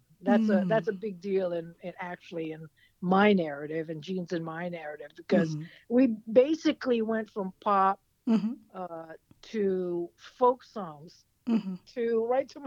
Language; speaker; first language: English; native; English